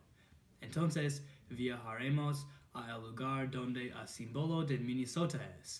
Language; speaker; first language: Spanish; non-native, learner; English